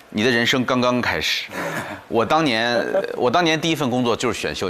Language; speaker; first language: Chinese; native; Chinese